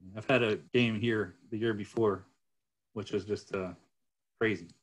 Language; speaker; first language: English; native; English